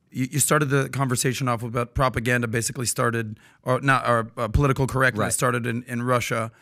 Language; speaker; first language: English; native; English